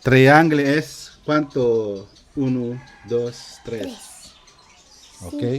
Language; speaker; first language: Spanish; non-native, learner; Filipino